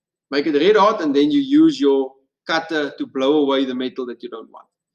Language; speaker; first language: English; non-native, local second language; Afrikaans